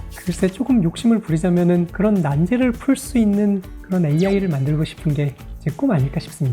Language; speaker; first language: Korean; native; Korean